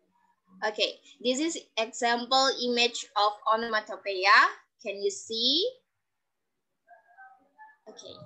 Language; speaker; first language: English; non-native, learner; Indonesian